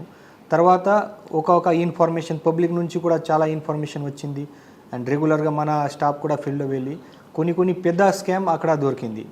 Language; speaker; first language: Telugu; non-native, fluent; Marathi